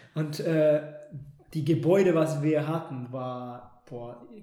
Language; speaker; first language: German; non-native, fluent; Amharic